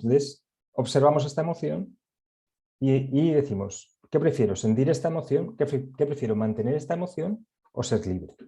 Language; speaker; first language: Spanish; native; Spanish